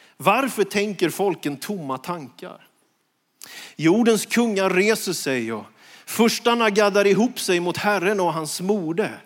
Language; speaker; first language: Swedish; native; Swedish